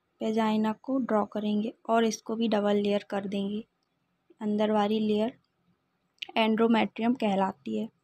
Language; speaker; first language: Hindi; native; Hindi